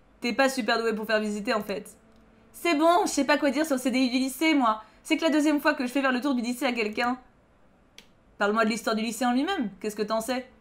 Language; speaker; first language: French; native; French